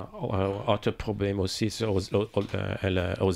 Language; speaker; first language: French; non-native, learner; English